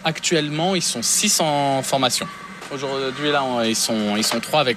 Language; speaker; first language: French; native; French